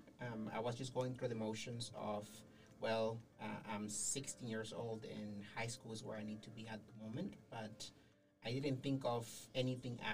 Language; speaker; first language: English; non-native, fluent; Spanish